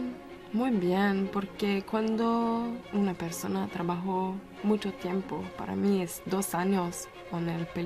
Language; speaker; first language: Spanish; non-native, learner; French